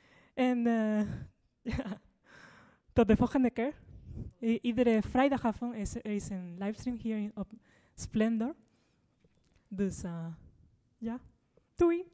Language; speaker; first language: Dutch; non-native, fluent; Spanish